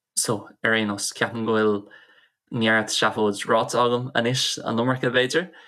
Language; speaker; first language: Irish; non-native, local second language; English